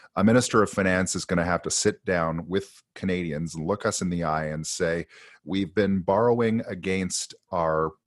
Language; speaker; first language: English; native; English